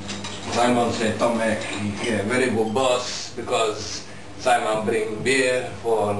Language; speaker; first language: English; non-native, learner; Polish